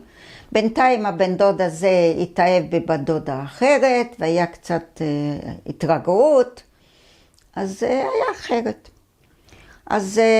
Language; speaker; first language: Hebrew; early bilingual, other home language; Arabic